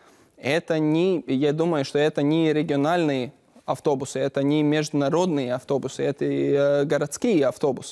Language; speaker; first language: Russian; non-native, learner; Latvian